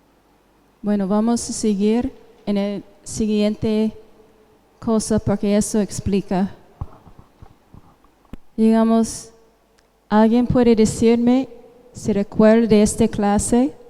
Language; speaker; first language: Spanish; non-native, fluent; English